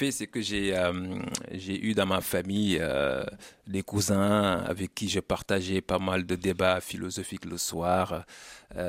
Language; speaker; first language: French; non-native, local second language; Wolof